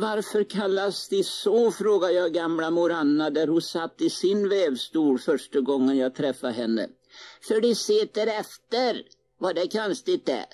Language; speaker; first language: Swedish; native; Swedish